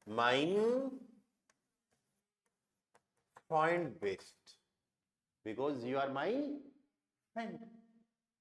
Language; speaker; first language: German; non-native, fluent; Hindi